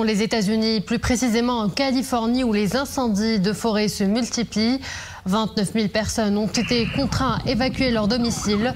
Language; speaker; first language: French; non-native, local second language; Arabic